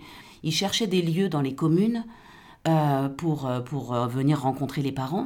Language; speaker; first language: French; native; French